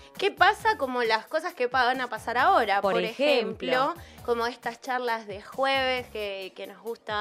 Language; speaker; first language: Spanish; native; Spanish